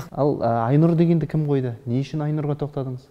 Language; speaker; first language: Kazakh; native; Kazakh